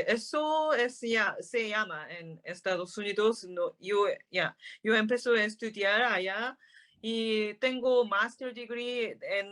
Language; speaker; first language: Spanish; non-native, learner; Korean